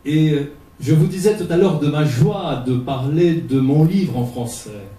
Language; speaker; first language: French; non-native, fluent; Portuguese